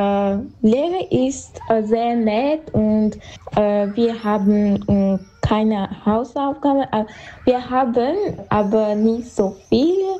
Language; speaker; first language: German; non-native, learner; Armenian